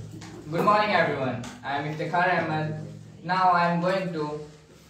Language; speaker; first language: English; non-native, learner; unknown